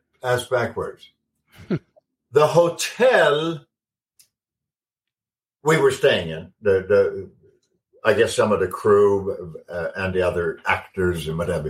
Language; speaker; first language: English; non-native, fluent; Swedish